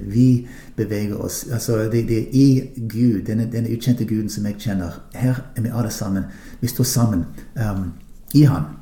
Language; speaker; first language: Norwegian; non-native, fluent; English